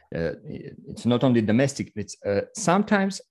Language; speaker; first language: English; non-native, learner; Russian